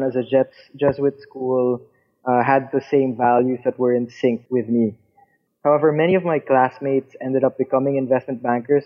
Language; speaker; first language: English; non-native, local second language; Filipino